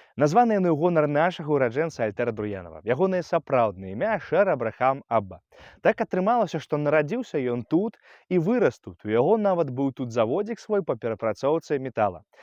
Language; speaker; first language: Belarusian; native; Belarusian